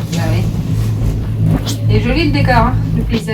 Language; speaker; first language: French; native; French